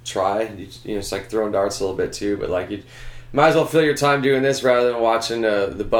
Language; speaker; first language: English; native; English